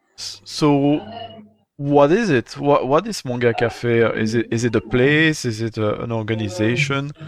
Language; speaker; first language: English; non-native, fluent; French